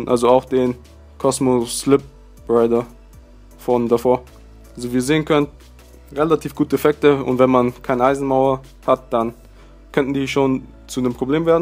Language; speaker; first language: German; native; German